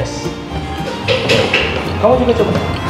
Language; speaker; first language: English; non-native, learner; Indonesian